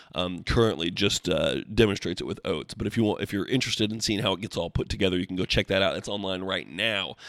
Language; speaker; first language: English; native; English